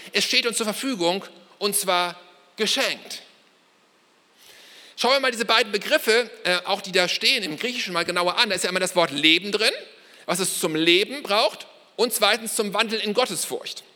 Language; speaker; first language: German; native; German